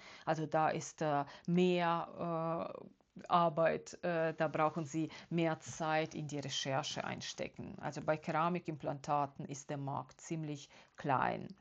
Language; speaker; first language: German; non-native, fluent; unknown